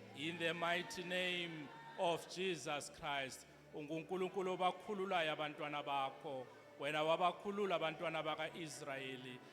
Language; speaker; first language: Zulu; native; Zulu